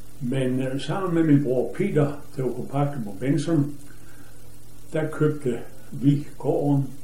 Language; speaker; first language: Danish; native; Danish